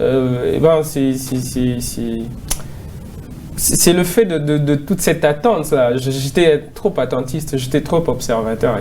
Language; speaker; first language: French; non-native, local second language; Swahili